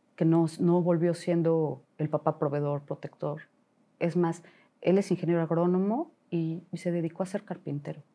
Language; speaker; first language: Spanish; native; Spanish